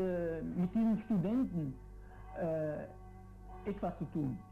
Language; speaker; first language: German; non-native, fluent; Italian